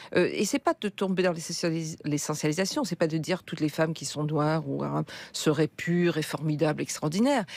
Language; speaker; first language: French; native; French